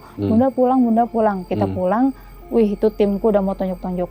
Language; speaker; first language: Indonesian; native; Indonesian